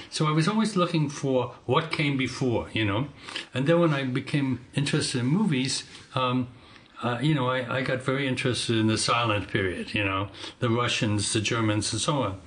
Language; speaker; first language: English; native; English